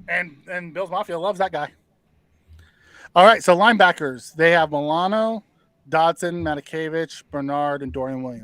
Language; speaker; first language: English; native; English